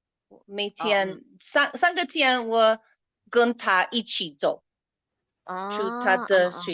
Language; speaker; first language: Chinese; non-native, learner; English